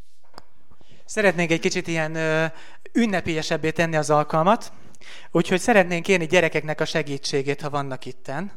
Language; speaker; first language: Hungarian; native; Hungarian